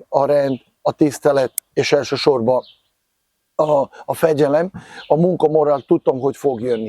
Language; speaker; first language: Hungarian; non-native, fluent; Serbian